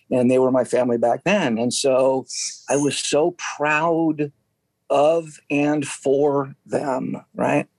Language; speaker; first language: English; native; English